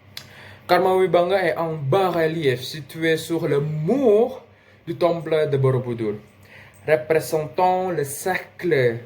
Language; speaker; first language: French; non-native, learner; Indonesian